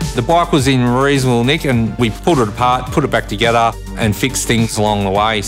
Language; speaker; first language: English; native; English